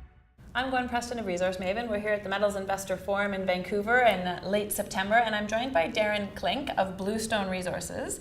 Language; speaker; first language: English; native; English